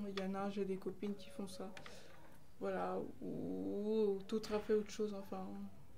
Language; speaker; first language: French; native; French